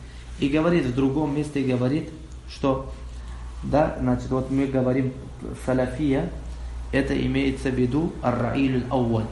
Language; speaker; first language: Russian; non-native, local second language; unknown